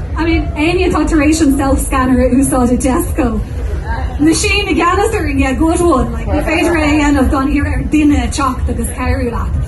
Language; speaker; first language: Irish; non-native, local second language; English